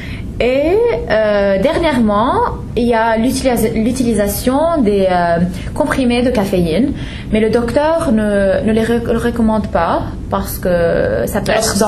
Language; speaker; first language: French; non-native, fluent; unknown